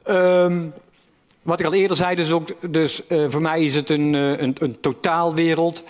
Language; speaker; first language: Dutch; native; Dutch